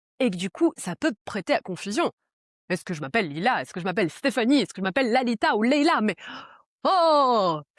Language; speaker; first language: French; early bilingual, other home language; Portuguese